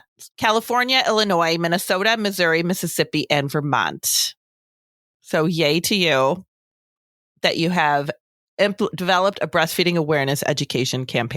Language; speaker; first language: English; native; English